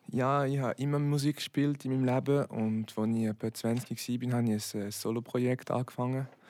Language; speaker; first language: German; non-native, local second language; French